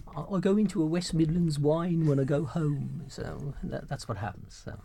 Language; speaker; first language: English; native; English